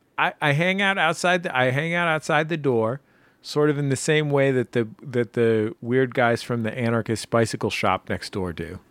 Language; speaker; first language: English; native; English